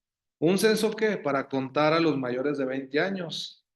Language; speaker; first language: Spanish; native; Spanish